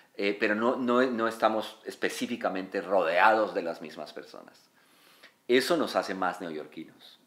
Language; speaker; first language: Spanish; native; Spanish